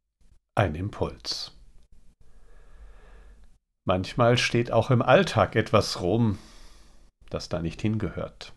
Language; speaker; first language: German; native; German